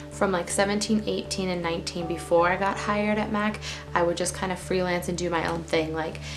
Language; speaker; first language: English; native; English